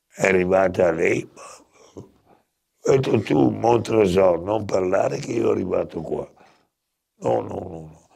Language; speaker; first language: Italian; native; Italian